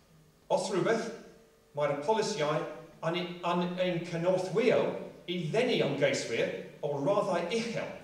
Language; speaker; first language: Welsh; non-native, local second language; English